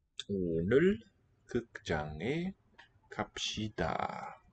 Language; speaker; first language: Korean; non-native, learner; English